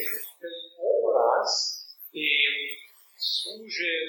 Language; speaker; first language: Polish; non-native, learner; English